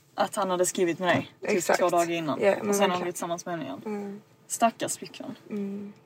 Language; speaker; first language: Swedish; native; Swedish